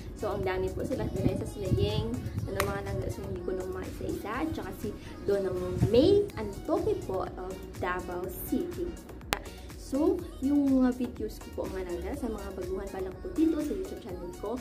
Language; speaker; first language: Filipino; non-native, local second language; Cebuano